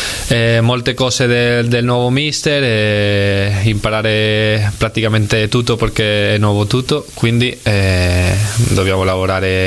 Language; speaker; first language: Italian; non-native, learner; Spanish